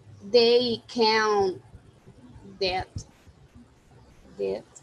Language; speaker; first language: English; non-native, learner; Spanish